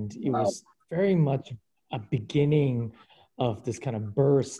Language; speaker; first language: English; early bilingual, other home language; Japanese